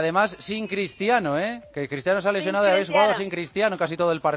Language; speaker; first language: Spanish; native; Spanish